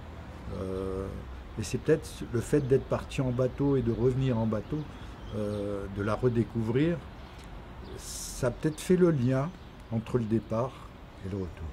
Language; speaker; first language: French; native; French